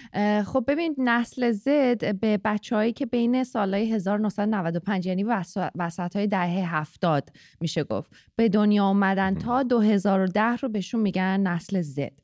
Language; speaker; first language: Persian; native; Persian